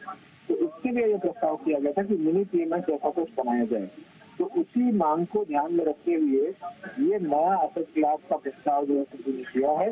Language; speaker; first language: Hindi; native; Hindi